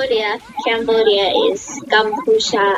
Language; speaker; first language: English; non-native, fluent; Thai